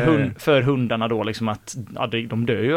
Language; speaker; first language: Swedish; native; Swedish